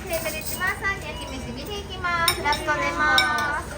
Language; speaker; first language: Japanese; native; Japanese